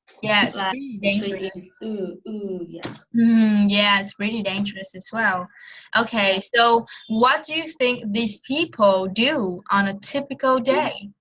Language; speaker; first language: English; non-native, fluent; Vietnamese